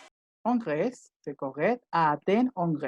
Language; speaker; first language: French; non-native, fluent; Spanish